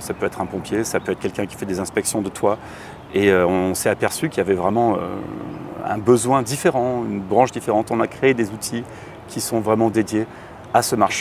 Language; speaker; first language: French; native; French